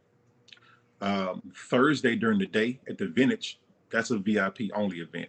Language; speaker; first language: English; native; English